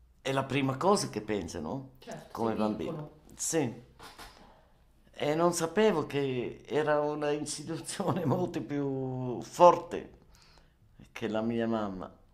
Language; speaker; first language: Italian; non-native, learner; German